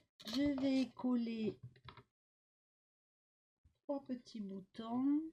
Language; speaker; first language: French; native; French